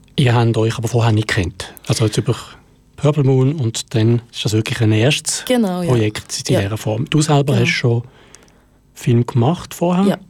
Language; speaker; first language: German; native; German